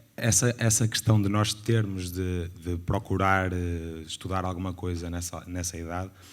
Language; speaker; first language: Portuguese; native; Portuguese